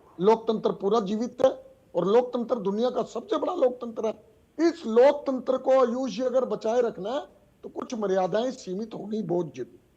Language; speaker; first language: Hindi; native; Hindi